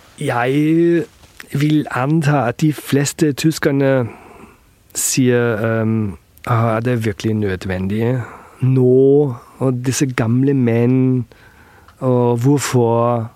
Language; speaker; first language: Norwegian; early bilingual, heritage; German